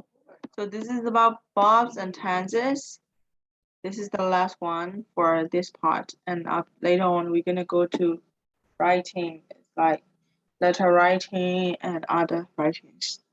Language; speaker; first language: English; non-native, fluent; Burmese